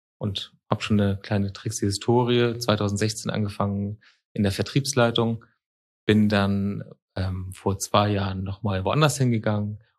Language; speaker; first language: German; native; German